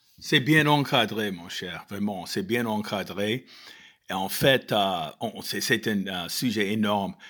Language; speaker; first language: French; non-native, fluent; English